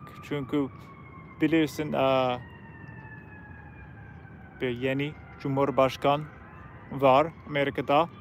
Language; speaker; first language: Turkish; non-native, learner; English